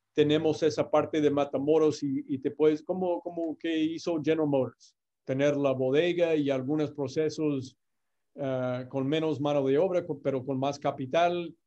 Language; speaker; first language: Spanish; non-native, fluent; English